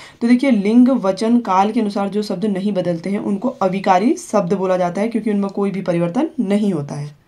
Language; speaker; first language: Hindi; native; Hindi